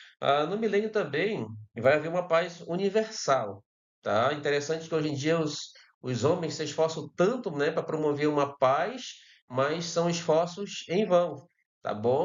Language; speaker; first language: Portuguese; native; Portuguese